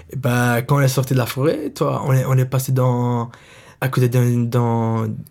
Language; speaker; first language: French; non-native, fluent; Arabic